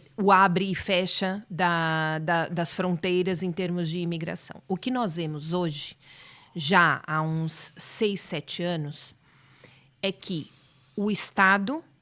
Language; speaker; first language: Portuguese; native; Portuguese